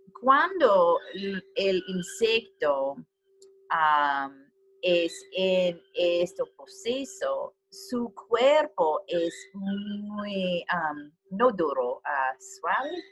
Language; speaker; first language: Spanish; non-native, learner; English